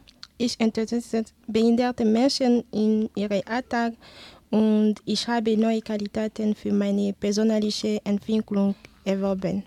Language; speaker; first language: German; non-native, learner; French